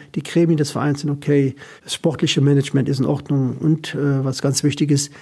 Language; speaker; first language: German; native; German